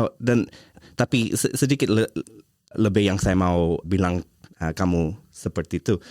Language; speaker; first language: Indonesian; early bilingual, heritage; Indonesian